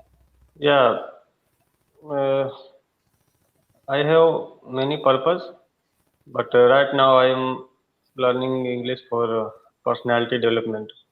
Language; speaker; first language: English; non-native, learner; Hindi